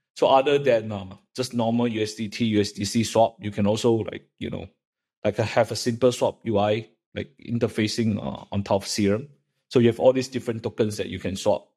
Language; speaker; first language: English; non-native, local second language; Chinese